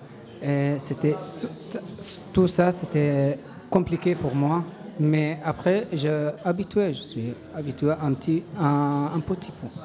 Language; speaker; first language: French; non-native, learner; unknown